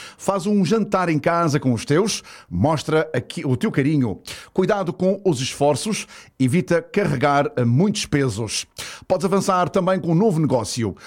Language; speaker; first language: Portuguese; native; Portuguese